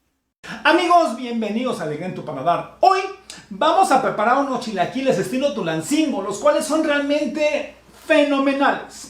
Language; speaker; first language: Spanish; native; Spanish